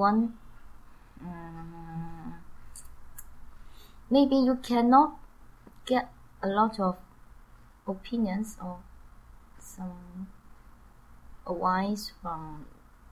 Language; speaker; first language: English; non-native, learner; Chinese